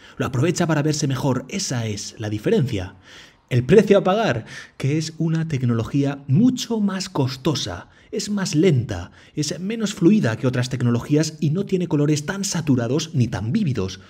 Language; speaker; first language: Spanish; native; Spanish